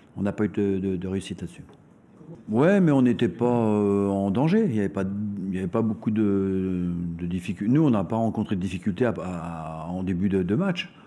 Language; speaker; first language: French; native; French